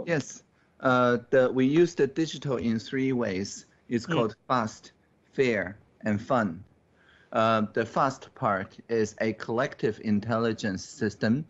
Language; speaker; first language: English; non-native, fluent; Chinese